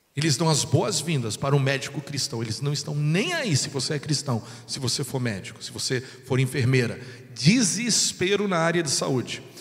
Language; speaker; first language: Portuguese; non-native, fluent; English